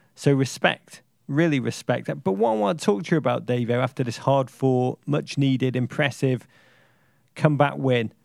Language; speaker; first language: English; native; English